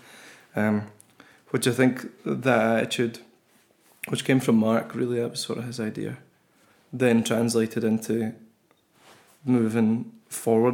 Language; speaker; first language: English; native; English